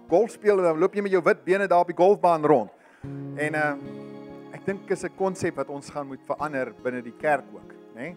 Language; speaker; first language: Afrikaans; native; Afrikaans